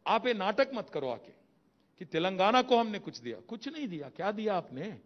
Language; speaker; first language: Hindi; non-native, local second language; Telugu